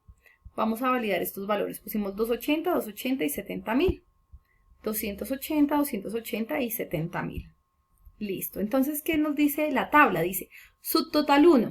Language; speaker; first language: Spanish; native; Spanish